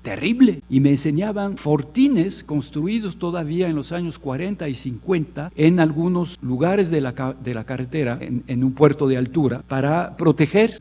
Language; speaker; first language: Spanish; non-native, fluent; French